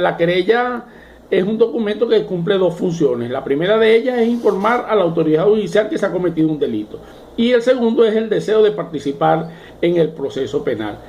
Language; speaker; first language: Spanish; native; Spanish